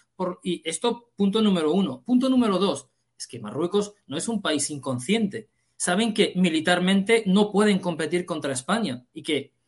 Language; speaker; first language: Spanish; early bilingual, heritage; Arabic